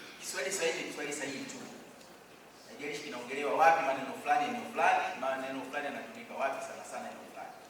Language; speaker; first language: Swahili; native; Swahili